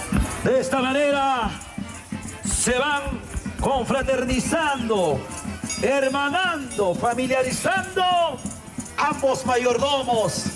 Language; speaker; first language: Spanish; native; Spanish